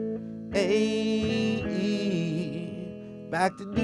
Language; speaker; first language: English; native; English